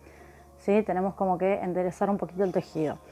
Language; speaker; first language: Spanish; native; Spanish